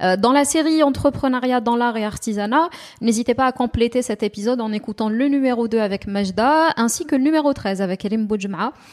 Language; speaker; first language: French; non-native, local second language; Arabic